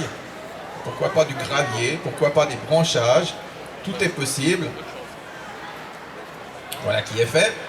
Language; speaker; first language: French; native; French